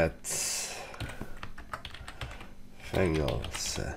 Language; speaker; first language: Swedish; non-native, learner; English